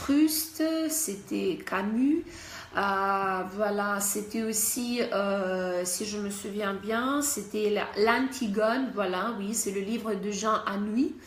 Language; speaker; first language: French; non-native, fluent; Russian